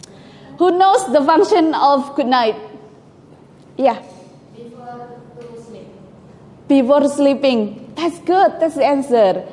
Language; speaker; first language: English; non-native, fluent; Indonesian